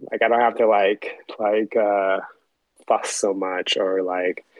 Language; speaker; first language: English; early bilingual, other home language; Chinese